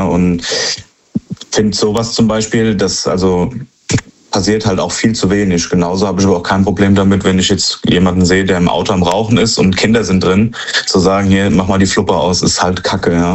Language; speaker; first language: German; native; German